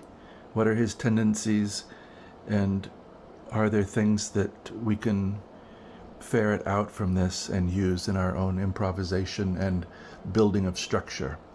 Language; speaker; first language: English; native; English